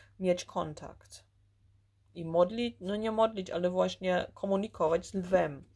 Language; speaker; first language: Polish; early bilingual, heritage; Polish